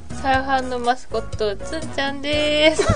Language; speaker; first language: Korean; non-native, learner; Japanese